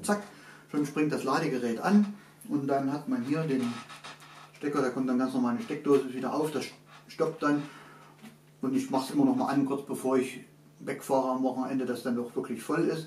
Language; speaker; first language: German; native; German